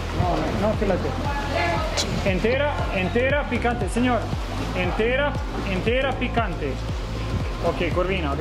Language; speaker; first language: Spanish; non-native, learner; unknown